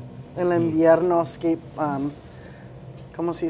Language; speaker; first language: Spanish; early bilingual, heritage; Spanish